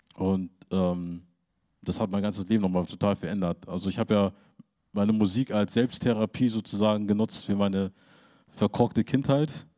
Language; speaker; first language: German; native; German